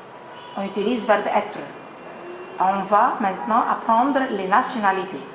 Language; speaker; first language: French; non-native, fluent; Arabic